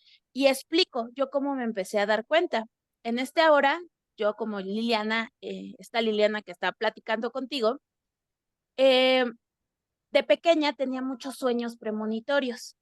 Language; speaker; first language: Spanish; native; Spanish